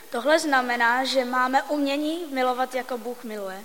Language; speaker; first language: Czech; non-native, fluent; English